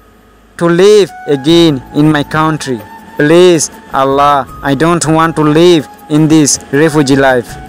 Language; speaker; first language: English; non-native, local second language; Rohingya